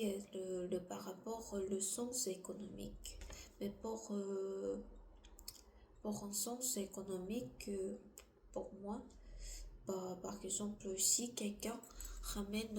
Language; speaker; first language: French; non-native, learner; Korean